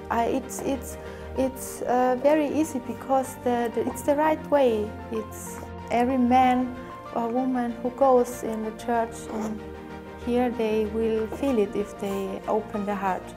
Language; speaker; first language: English; non-native, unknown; German